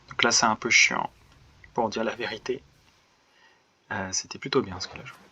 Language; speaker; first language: French; native; French